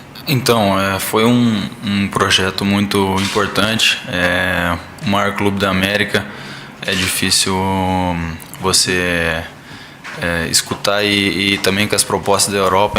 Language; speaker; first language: Portuguese; early bilingual, heritage; Portuguese